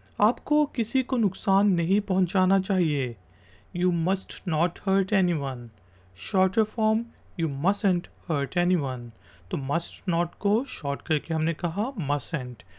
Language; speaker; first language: Urdu; native; Urdu